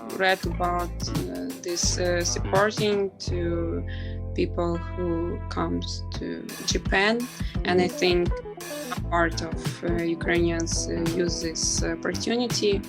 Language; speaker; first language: English; non-native, learner; Ukrainian